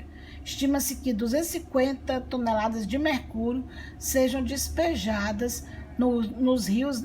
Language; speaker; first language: Portuguese; native; Portuguese